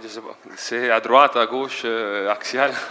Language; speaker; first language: French; non-native, fluent; Italian